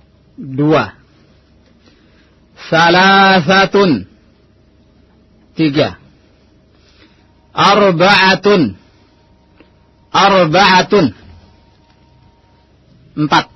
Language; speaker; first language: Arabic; non-native, fluent; Indonesian